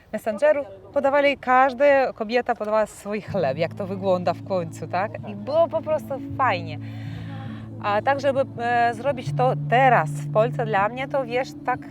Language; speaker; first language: Polish; non-native, learner; Romanian